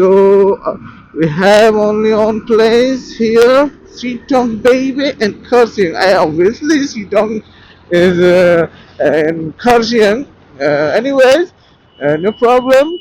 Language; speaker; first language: English; non-native, local second language; Bangla